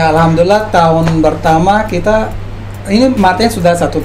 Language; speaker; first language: Indonesian; non-native, fluent; Arabic